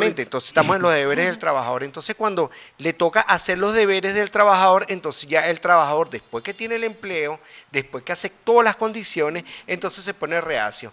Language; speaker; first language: Spanish; native; Spanish